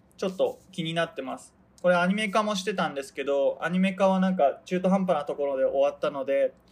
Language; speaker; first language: Japanese; native; Japanese